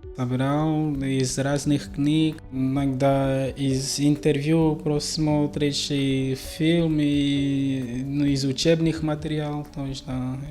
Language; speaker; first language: Russian; non-native, learner; Portuguese